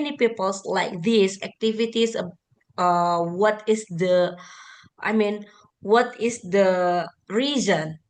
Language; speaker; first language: English; non-native, learner; Indonesian